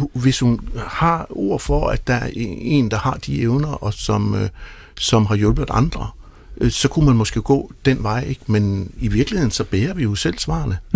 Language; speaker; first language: Danish; native; Danish